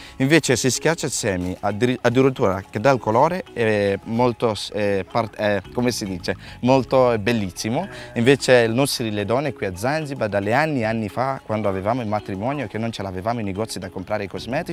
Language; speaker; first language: Italian; non-native, learner; Swahili